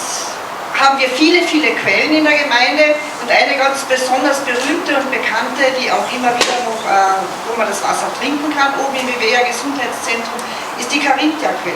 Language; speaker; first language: German; native; German